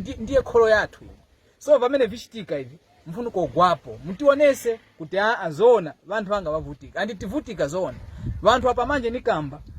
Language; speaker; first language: Nyanja; non-native, local second language; Tumbuka